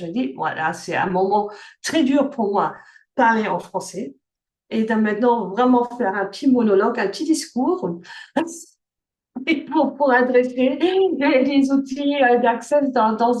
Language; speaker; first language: French; early bilingual, heritage; French